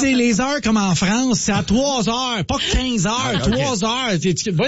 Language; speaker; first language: French; native; French